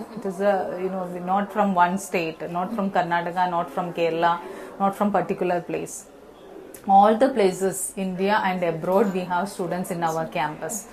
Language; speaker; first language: English; non-native, local second language; Malayalam